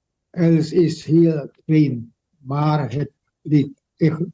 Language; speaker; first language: Dutch; non-native, learner; Indonesian